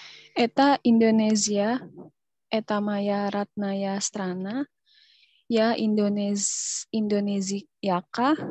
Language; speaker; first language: Russian; non-native, learner; Indonesian